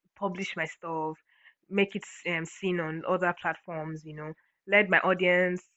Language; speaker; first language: English; non-native, local second language; Ibibio